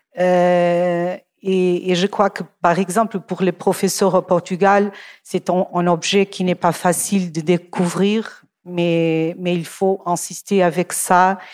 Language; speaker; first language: French; non-native, fluent; Portuguese